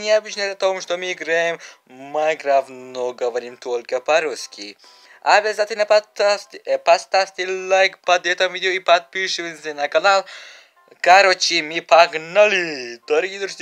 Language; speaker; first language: Russian; non-native, learner; Uzbek